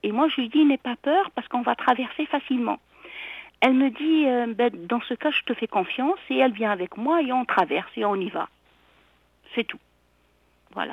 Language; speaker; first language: French; non-native, local second language; Arabic